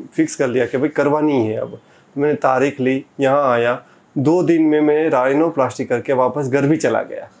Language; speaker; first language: Hindi; non-native, local second language; Gujarati